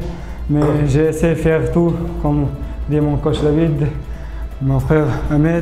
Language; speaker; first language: French; non-native, learner; Chechen